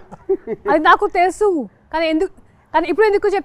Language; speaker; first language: Telugu; non-native, fluent; Hindi